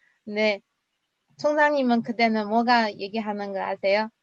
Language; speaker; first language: Korean; non-native, fluent; Chinese